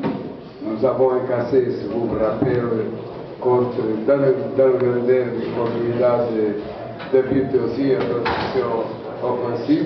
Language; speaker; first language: French; non-native, fluent; Portuguese